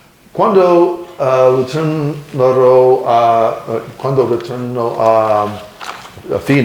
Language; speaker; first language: Italian; non-native, learner; English